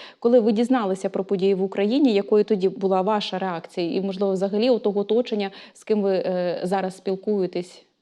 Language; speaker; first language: Ukrainian; native; Ukrainian